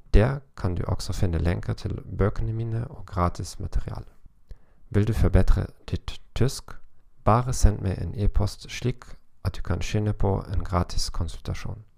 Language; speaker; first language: Norwegian; non-native, learner; German